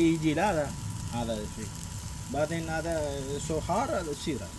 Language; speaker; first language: Arabic; non-native, learner; Hindi